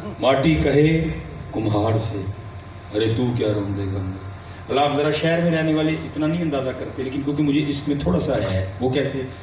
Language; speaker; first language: Urdu; non-native, local second language; Punjabi